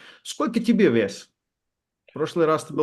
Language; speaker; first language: Russian; non-native, learner; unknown